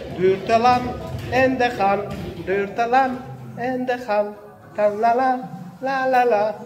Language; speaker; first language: Dutch; non-native, learner; Arabic